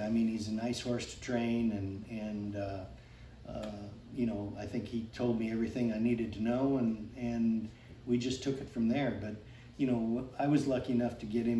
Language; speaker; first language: English; native; English